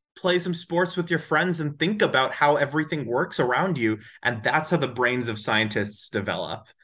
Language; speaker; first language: English; native; English